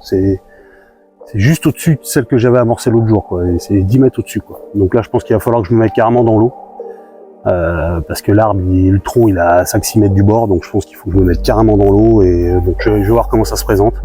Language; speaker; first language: French; native; French